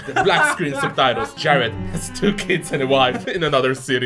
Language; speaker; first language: English; non-native, fluent; Polish